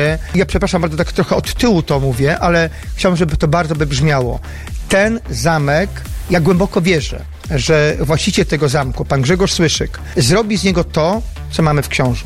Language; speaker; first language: Polish; native; Polish